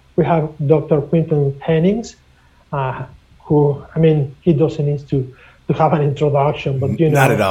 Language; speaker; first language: English; non-native, fluent; Spanish